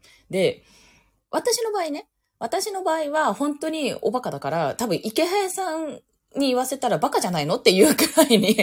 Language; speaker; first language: Japanese; native; Japanese